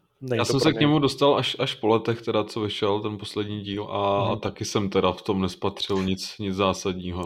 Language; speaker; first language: Czech; native; Czech